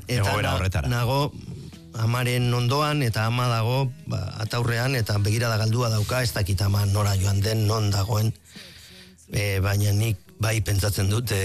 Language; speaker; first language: Basque; native; Basque